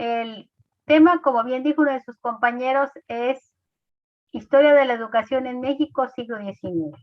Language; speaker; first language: Spanish; native; Spanish